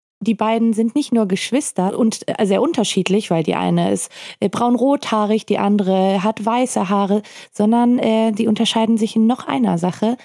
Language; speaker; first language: German; native; German